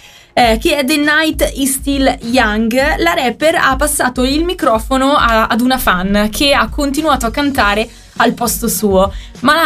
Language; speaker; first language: Italian; native; Italian